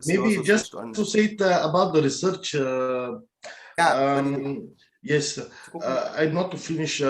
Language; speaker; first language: English; non-native, learner; Bulgarian